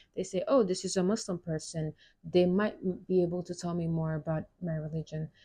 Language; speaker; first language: English; early bilingual, other home language; Wolof